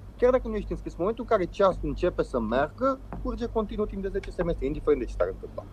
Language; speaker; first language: Romanian; native; Romanian